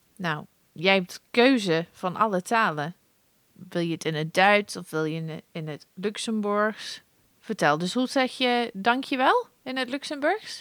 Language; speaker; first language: Dutch; non-native, fluent; English